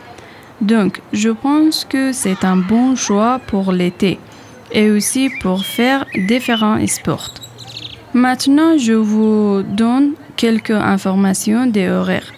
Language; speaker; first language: French; non-native, learner; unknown